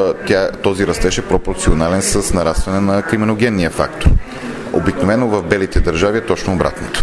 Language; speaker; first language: Bulgarian; native; Bulgarian